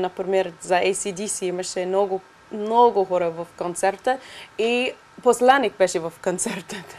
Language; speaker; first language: Bulgarian; non-native, learner; English